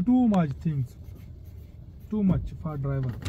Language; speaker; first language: English; non-native, learner; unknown